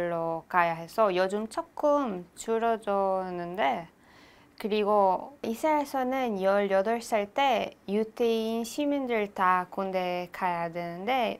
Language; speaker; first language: Korean; non-native, learner; Hebrew